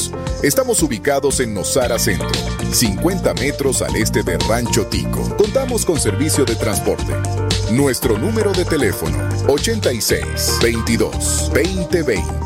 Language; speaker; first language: Spanish; native; Spanish